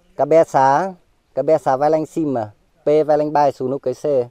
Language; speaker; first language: Portuguese; non-native, learner; Vietnamese